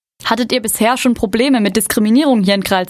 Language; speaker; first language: German; native; German